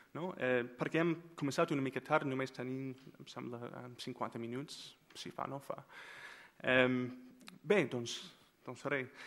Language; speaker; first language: Catalan; non-native, fluent; English